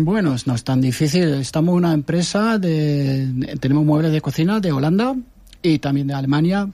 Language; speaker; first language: Spanish; early bilingual, heritage; Dutch